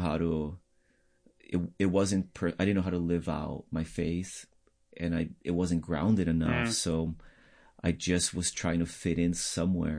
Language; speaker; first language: English; non-native, fluent; Portuguese